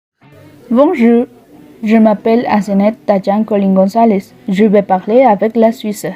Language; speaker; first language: French; non-native, learner; Spanish